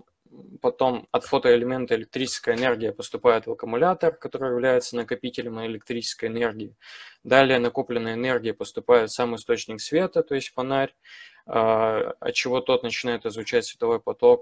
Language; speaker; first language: Russian; native; Russian